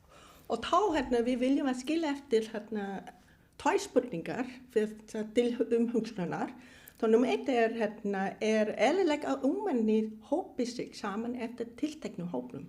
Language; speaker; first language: Icelandic; non-native, fluent; Vietnamese